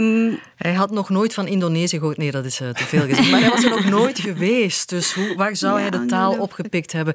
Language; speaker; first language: Dutch; native; Dutch